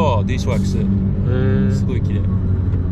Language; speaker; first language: Japanese; non-native, learner; English